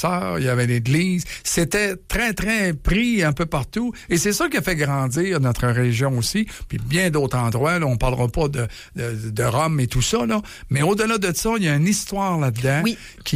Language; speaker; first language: French; native; French